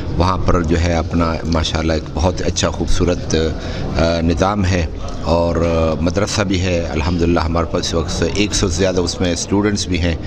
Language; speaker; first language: Urdu; non-native, local second language; Punjabi